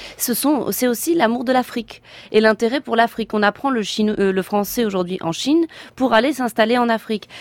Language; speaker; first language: French; native; French